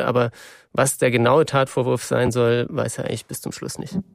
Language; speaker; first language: German; native; German